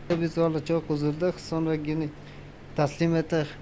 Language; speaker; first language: Turkish; non-native, learner; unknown